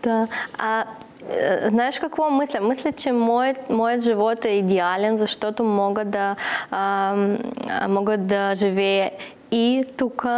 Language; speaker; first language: Bulgarian; non-native, learner; Russian